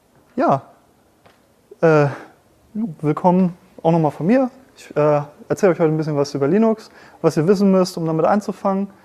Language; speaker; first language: German; native; German